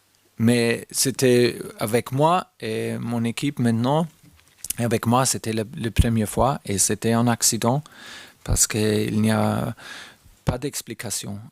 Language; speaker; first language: French; non-native, fluent; German